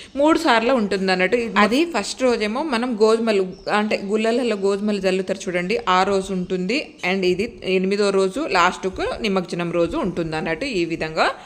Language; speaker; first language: Telugu; non-native, local second language; Lambadi